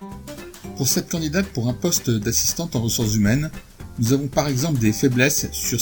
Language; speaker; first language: French; native; French